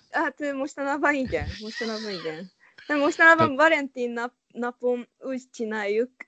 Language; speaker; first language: Hungarian; non-native, fluent; Japanese